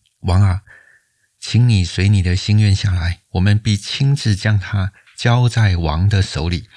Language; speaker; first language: Chinese; native; Chinese